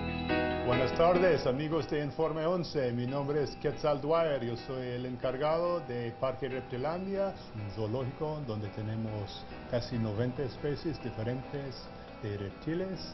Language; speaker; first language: Spanish; non-native, fluent; English